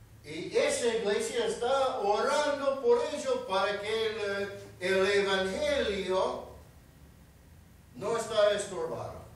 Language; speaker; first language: Spanish; non-native, fluent; English